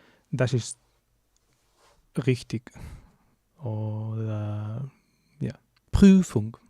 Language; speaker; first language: German; non-native, learner; English